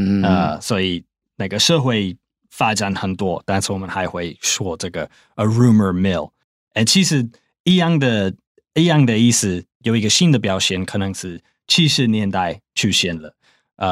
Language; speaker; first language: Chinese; non-native, fluent; English